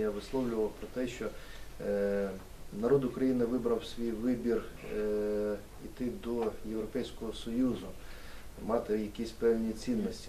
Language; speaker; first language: Ukrainian; native; Ukrainian